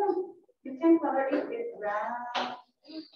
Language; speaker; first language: English; non-native, fluent; Indonesian